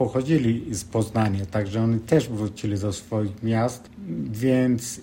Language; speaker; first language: Polish; non-native, fluent; Spanish